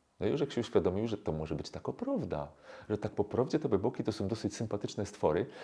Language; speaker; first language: Polish; native; Polish